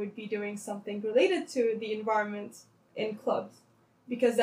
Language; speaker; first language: English; non-native, fluent; Arabic